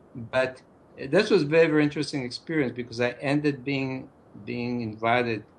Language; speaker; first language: English; non-native, fluent; Hebrew